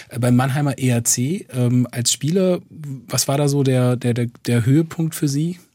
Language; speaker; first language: German; native; German